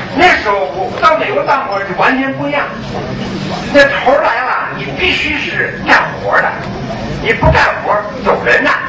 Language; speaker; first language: Chinese; early bilingual, other home language; English